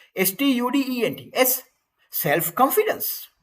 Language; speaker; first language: English; non-native, local second language; Sinhala